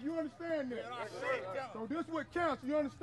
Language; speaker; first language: English; native; English